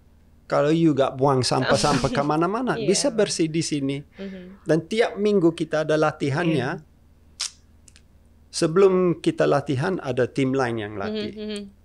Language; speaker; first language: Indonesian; non-native, fluent; English